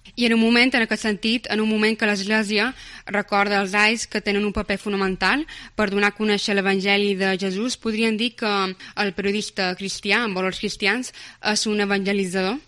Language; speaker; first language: Catalan; native; Catalan